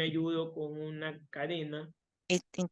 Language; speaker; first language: Spanish; native; Spanish